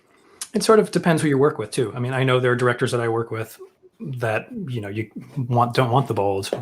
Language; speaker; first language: English; native; English